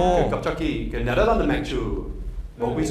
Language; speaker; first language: Korean; non-native, learner; Dutch